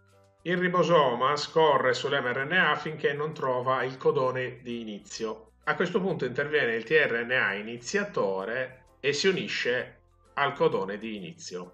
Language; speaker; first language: Italian; native; Italian